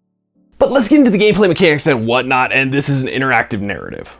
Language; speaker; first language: English; native; English